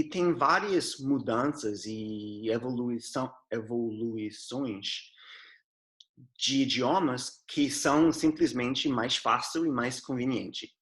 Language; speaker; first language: Portuguese; non-native, fluent; English